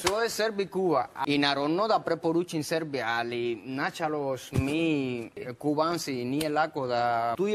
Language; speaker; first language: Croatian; non-native, learner; Spanish